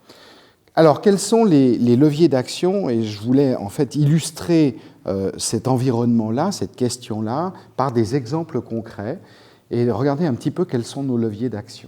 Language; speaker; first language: French; native; French